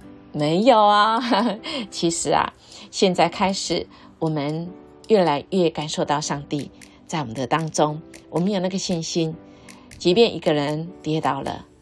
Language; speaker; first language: Chinese; native; Chinese